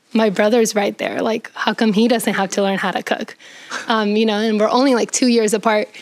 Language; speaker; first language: English; early bilingual, other home language; Spanish